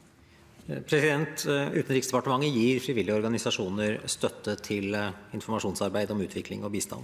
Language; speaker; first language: Norwegian; native; Norwegian